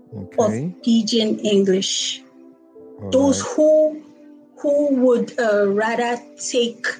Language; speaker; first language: English; non-native, local second language; Igbo